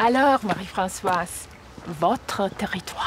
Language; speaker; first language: French; non-native, learner; Slovenian